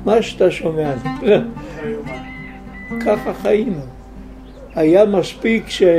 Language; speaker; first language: Hebrew; non-native, fluent; Italian